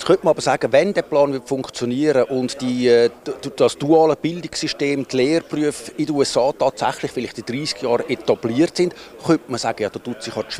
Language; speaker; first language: German; native; German